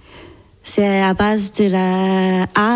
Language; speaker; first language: French; non-native, learner; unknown